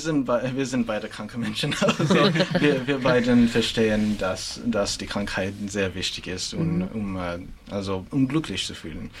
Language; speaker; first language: German; non-native, fluent; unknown